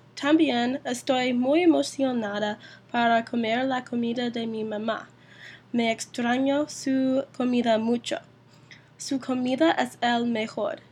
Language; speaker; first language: Spanish; non-native, learner; English